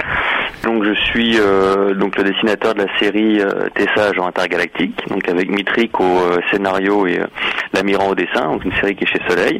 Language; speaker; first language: French; native; French